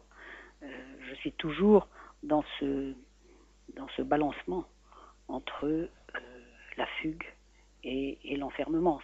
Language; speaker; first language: French; native; French